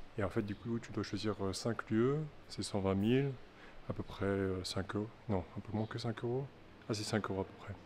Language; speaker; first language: French; early bilingual, other home language; Chinese